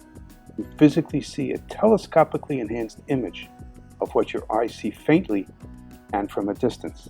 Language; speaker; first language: English; native; English